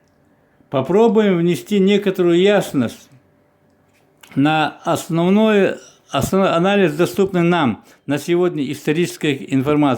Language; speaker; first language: Russian; non-native, local second language; Chechen